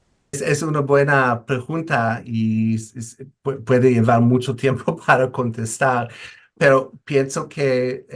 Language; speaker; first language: Spanish; non-native, fluent; English